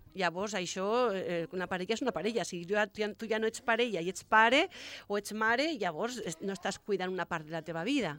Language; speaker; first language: Catalan; non-native, local second language; Spanish